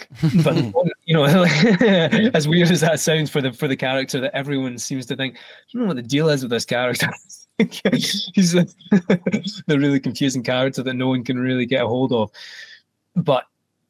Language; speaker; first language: English; native; English